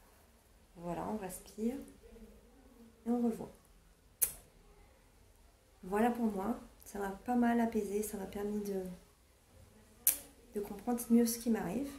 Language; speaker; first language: French; non-native, fluent; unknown